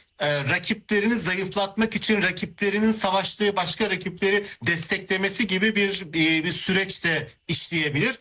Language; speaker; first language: Turkish; native; Turkish